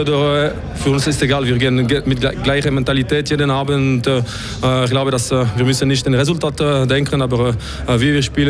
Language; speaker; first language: German; non-native, local second language; French